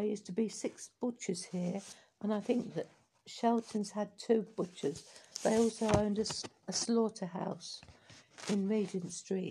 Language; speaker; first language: English; native; English